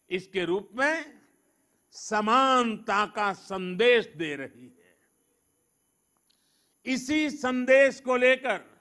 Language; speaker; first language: Hindi; non-native, local second language; Gujarati